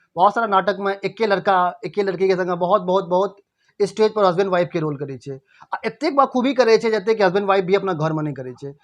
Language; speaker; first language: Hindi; non-native, local second language; Maithili